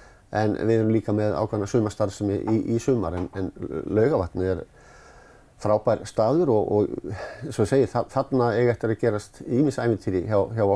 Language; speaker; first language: Icelandic; native; Icelandic